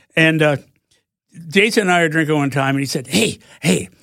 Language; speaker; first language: English; native; English